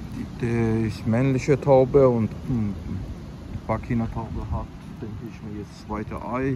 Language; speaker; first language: German; non-native, fluent; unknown